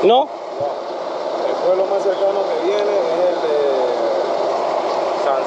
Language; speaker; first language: Spanish; native; Spanish